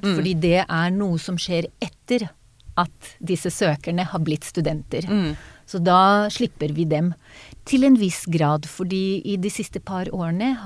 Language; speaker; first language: Norwegian; non-native, fluent; Hebrew